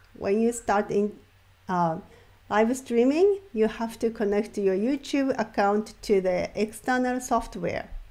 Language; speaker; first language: English; non-native, fluent; Japanese